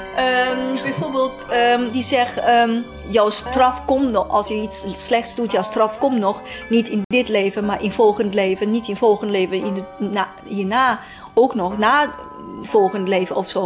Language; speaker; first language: Dutch; non-native, fluent; Chinese